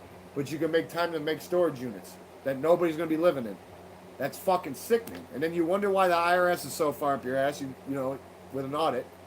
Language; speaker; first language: English; native; English